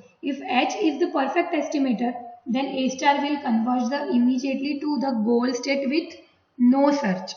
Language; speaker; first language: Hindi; non-native, local second language; Gujarati